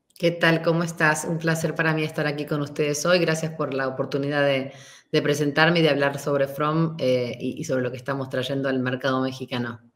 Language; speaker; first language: Spanish; native; Spanish